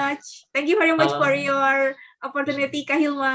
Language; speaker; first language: English; non-native, learner; Indonesian